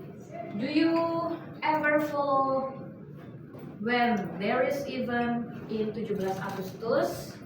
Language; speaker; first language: English; non-native, learner; Indonesian